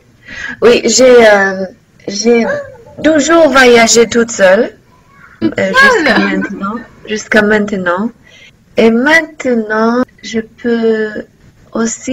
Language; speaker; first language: French; non-native, learner; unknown